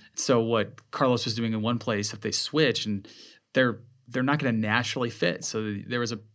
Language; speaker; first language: English; native; English